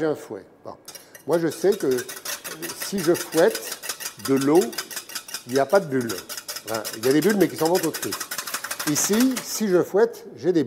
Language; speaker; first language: French; native; French